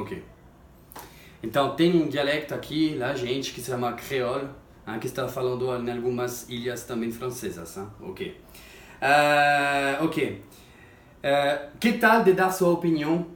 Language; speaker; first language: Portuguese; non-native, fluent; French